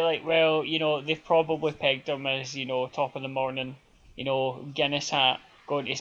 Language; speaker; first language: English; native; English